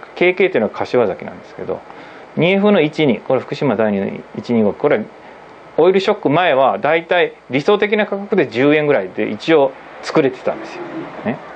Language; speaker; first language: Japanese; native; Japanese